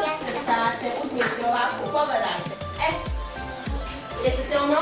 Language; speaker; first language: Bosnian; native; Bosnian